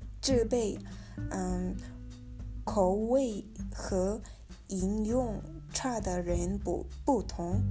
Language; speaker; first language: Chinese; non-native, learner; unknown